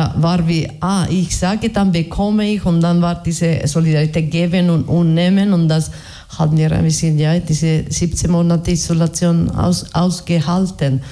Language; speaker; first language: German; non-native, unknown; Basque